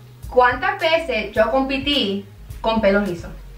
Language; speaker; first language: Spanish; early bilingual, heritage; Spanish